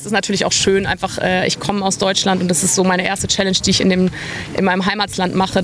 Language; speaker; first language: German; native; German